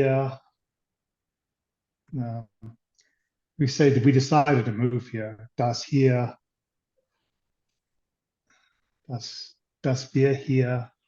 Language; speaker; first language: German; non-native, learner; English